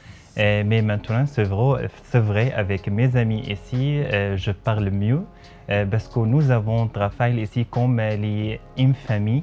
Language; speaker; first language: French; non-native, learner; Arabic